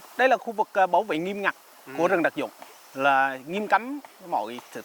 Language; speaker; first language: Vietnamese; native; Vietnamese